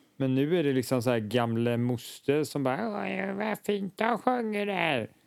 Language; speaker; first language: Swedish; native; Swedish